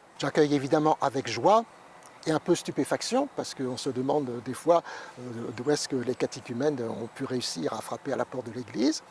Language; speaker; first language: French; native; French